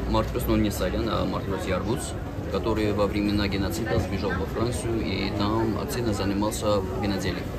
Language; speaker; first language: Russian; non-native, fluent; Armenian